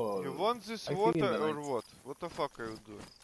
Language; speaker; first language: English; non-native, learner; Russian